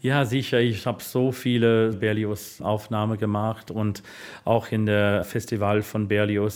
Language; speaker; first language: German; non-native, fluent; English